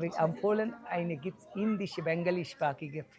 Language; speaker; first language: German; non-native, learner; Bangla